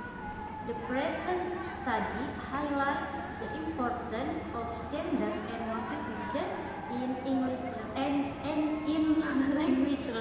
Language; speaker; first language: English; non-native, learner; Indonesian